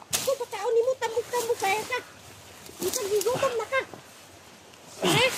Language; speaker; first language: Cebuano; non-native, local second language; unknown